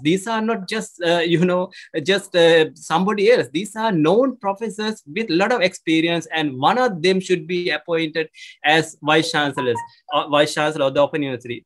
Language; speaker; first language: English; non-native, local second language; Sinhala